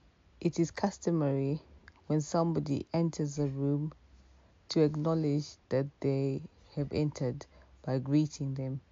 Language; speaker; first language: English; non-native, local second language; Shona